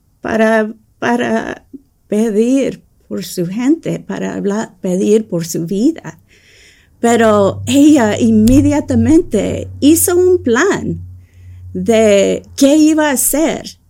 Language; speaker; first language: Spanish; early bilingual, heritage; English